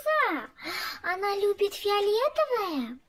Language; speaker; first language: Russian; non-native, local second language; Kazakh